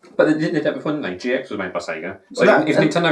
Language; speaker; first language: English; native; English